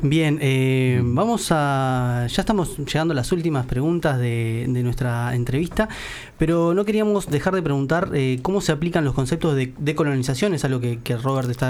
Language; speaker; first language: Spanish; native; Spanish